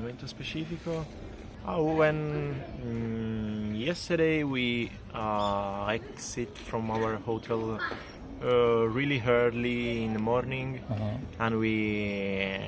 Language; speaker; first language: English; non-native, learner; Italian